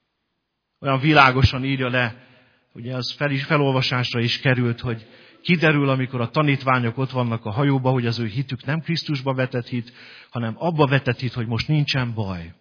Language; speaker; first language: Hungarian; native; Hungarian